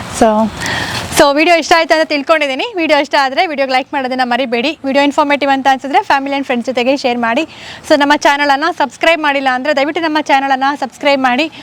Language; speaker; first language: Kannada; native; Kannada